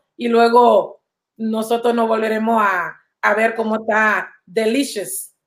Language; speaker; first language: Spanish; native; Spanish